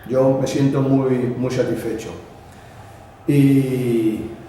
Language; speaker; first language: Spanish; non-native, local second language; Catalan